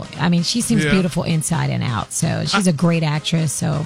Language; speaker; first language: English; native; English